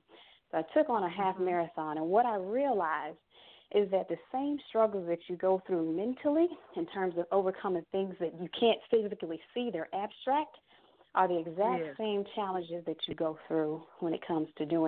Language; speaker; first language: English; native; English